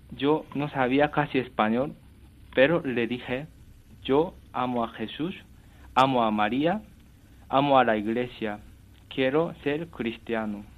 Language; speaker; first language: Spanish; non-native, fluent; Japanese